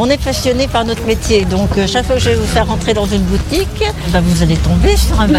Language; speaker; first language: French; native; French